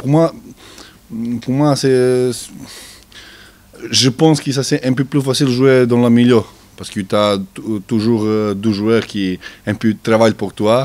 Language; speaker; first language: French; non-native, learner; Serbian